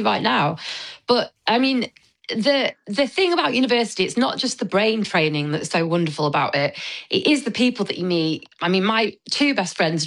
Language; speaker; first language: English; native; English